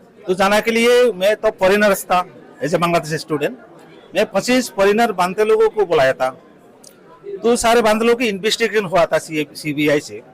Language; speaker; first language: Hindi; non-native, fluent; Bangla